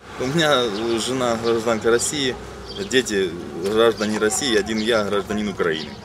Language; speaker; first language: Russian; native; Russian